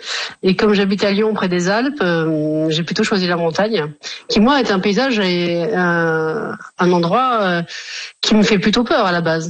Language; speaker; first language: French; native; French